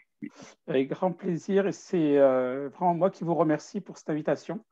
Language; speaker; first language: French; native; French